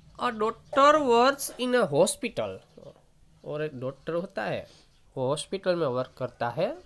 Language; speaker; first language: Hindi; non-native, local second language; Gujarati